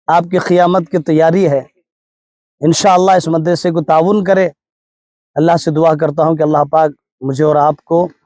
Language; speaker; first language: Urdu; native; Urdu